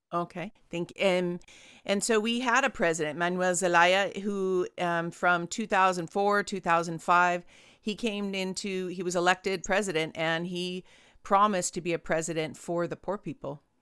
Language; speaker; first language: English; native; English